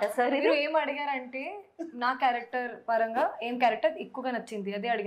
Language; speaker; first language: Telugu; non-native, local second language; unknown